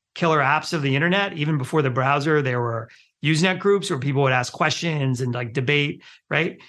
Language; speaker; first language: English; early bilingual, other home language; Hindi